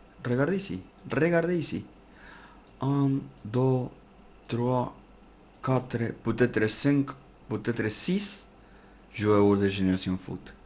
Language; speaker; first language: French; non-native, learner; Spanish